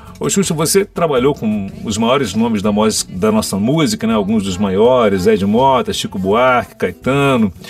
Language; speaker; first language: Portuguese; native; Portuguese